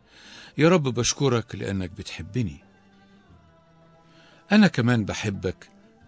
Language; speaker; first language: Arabic; native; Arabic